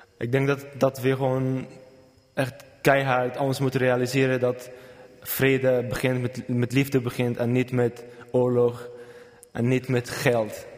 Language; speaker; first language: Dutch; non-native, fluent; Kurdish